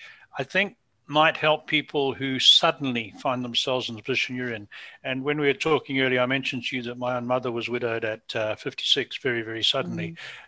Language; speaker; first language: English; native; English